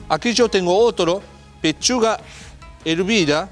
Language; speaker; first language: Spanish; non-native, learner; Japanese